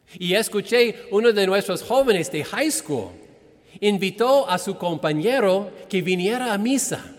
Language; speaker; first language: Spanish; non-native, fluent; English